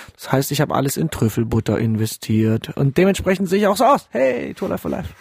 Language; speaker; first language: German; early bilingual, other home language; Polish